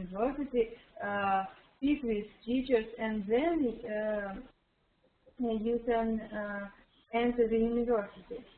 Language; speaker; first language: English; non-native, learner; Russian